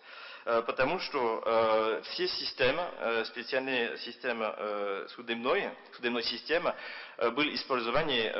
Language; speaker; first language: Russian; non-native, fluent; French